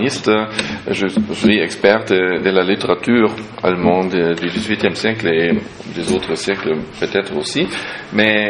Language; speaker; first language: French; non-native, fluent; German